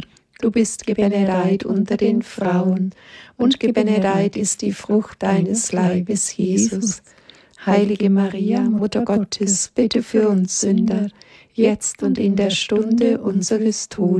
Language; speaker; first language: German; native; German